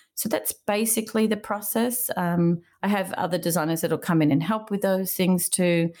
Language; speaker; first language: English; native; English